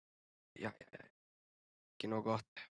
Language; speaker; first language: Icelandic; native; Icelandic